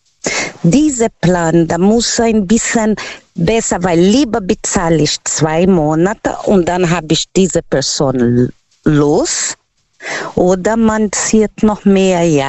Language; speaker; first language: German; non-native, learner; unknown